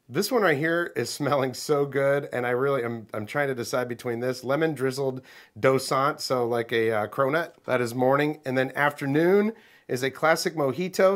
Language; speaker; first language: English; native; English